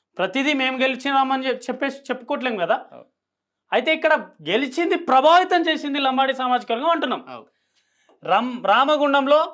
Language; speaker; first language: Telugu; non-native, local second language; Lambadi